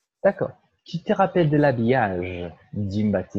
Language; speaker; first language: French; non-native, fluent; Portuguese